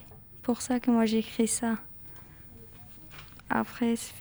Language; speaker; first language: French; non-native, learner; Persian